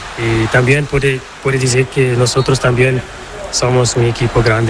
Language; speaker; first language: Spanish; non-native, learner; Portuguese